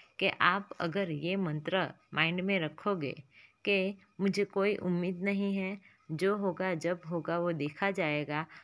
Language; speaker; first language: Hindi; non-native, local second language; Gujarati